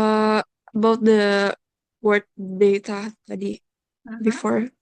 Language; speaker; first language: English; non-native, learner; Indonesian